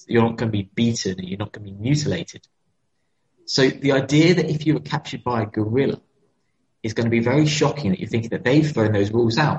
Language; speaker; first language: English; native; English